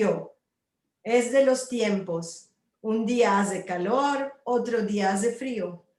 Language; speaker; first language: Spanish; non-native, learner; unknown